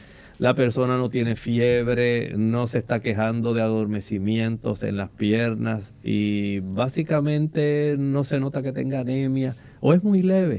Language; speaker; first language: Spanish; native; Spanish